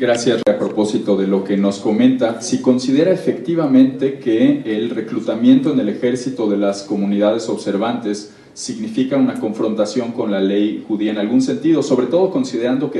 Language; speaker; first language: Spanish; native; Spanish